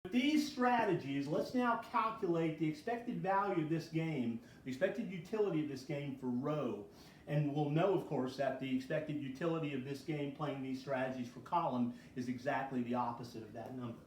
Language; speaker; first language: English; native; English